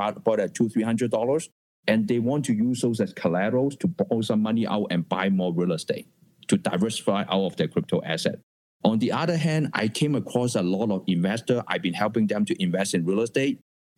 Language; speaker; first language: English; non-native, local second language; Cantonese